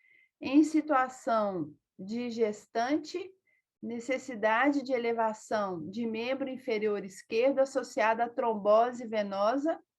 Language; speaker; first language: Portuguese; native; Portuguese